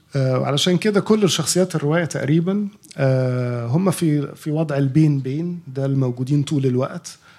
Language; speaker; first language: Arabic; native; Arabic